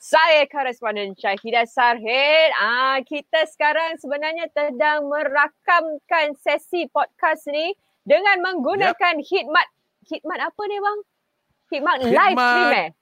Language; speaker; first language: Malay; native; Malay